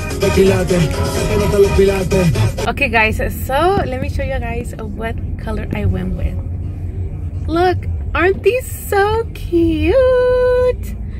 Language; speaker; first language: English; early bilingual, other home language; Spanish